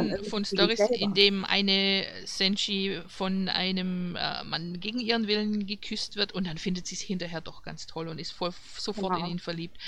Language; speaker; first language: German; native; German